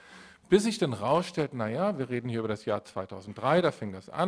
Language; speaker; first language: German; native; German